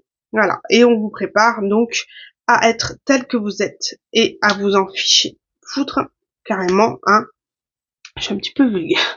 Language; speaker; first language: French; native; French